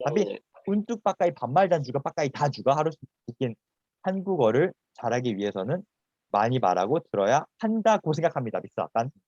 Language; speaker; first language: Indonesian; non-native, fluent; Korean